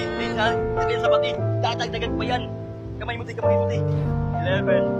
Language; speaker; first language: Filipino; non-native, local second language; Cebuano